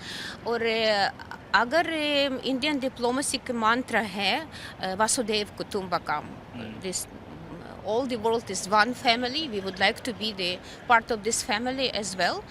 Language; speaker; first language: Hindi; non-native, fluent; Ukrainian